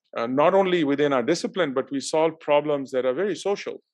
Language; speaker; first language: English; non-native, local second language; Urdu